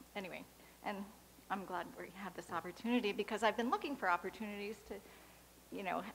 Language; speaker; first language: English; native; English